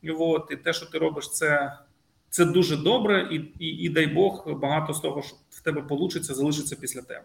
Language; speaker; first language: Ukrainian; non-native, local second language; Russian